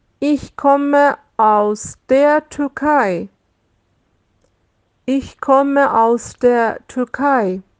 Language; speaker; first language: German; non-native, fluent; Turkish